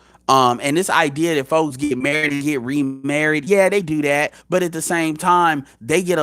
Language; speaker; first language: English; native; English